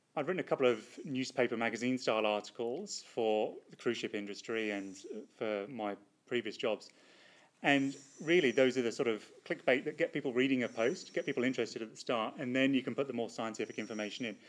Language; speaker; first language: English; native; English